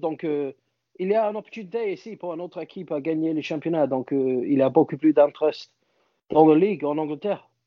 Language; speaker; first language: French; non-native, fluent; English